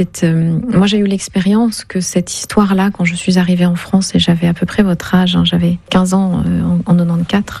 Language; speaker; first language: French; non-native, local second language; Kinyarwanda